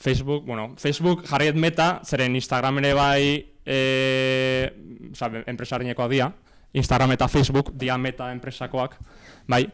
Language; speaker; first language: Basque; native; Basque